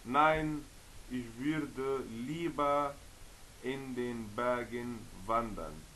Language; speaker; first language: German; non-native, fluent; Arabic